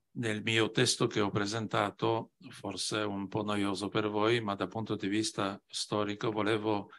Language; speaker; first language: Italian; non-native, fluent; Polish